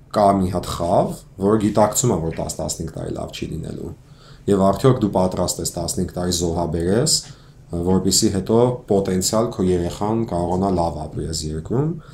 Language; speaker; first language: Armenian; early bilingual, heritage; Armenian